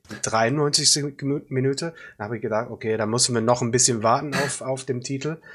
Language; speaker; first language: German; non-native, fluent; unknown